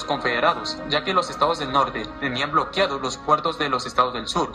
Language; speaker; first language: Spanish; native; Spanish